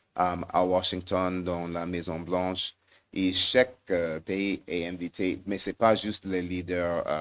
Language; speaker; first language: French; non-native, fluent; English